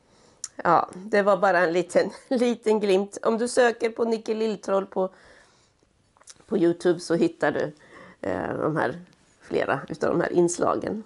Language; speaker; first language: Swedish; native; Swedish